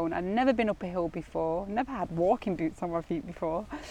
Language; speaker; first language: English; native; English